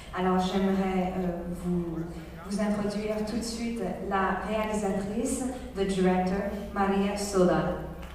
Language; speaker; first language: French; native; French